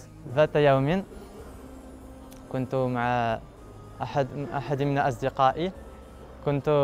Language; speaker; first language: Arabic; non-native, learner; French